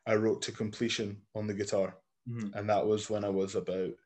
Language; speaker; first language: English; native; English